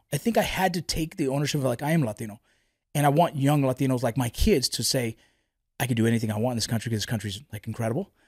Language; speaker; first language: English; early bilingual, other home language; Spanish